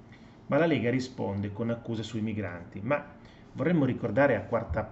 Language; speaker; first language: Italian; native; Italian